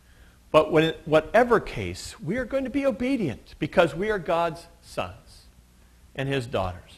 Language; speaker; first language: English; native; English